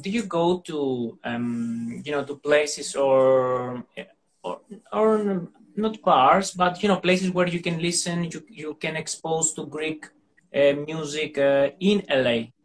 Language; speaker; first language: English; non-native, fluent; Greek